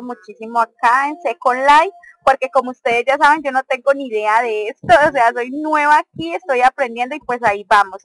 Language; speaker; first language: Spanish; native; Spanish